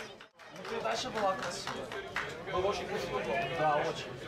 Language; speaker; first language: Russian; native; Russian